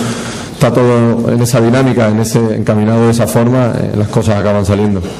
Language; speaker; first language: Spanish; native; Spanish